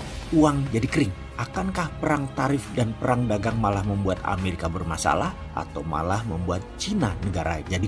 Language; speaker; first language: Indonesian; native; Indonesian